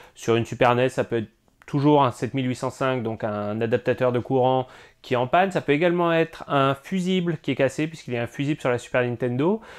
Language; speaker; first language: French; native; French